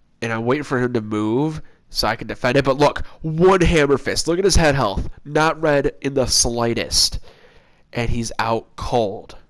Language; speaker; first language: English; native; English